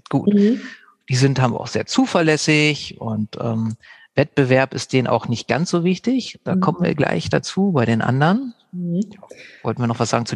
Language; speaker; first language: German; native; German